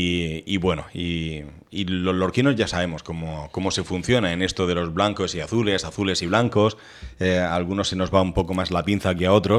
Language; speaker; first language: Spanish; native; Spanish